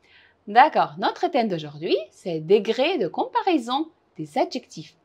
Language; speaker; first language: French; non-native, fluent; Uzbek